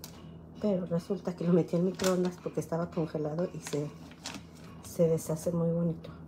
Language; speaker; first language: Spanish; native; Spanish